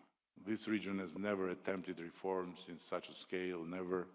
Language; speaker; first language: English; non-native, local second language; Albanian